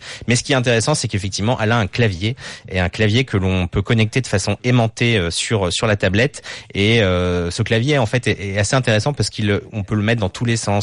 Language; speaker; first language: French; native; French